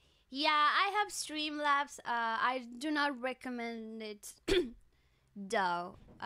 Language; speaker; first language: English; non-native, fluent; Spanish